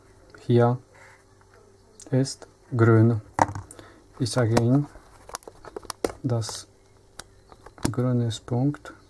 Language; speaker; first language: German; non-native, learner; Polish